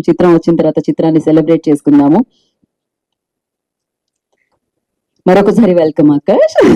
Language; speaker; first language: Telugu; native; Telugu